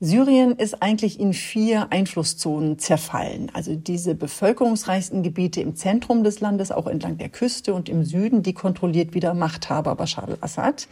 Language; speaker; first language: German; native; German